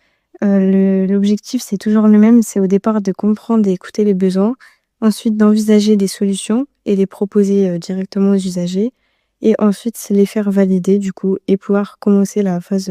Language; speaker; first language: French; native; French